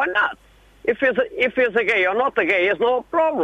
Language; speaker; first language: English; non-native, learner; Portuguese